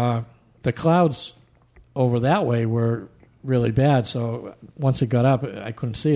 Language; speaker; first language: English; native; English